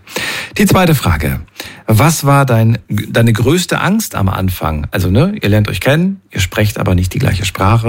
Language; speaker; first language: German; native; German